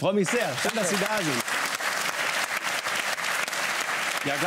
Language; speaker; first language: German; native; German